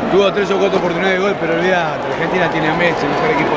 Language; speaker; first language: Spanish; native; Spanish